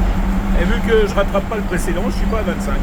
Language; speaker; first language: French; native; French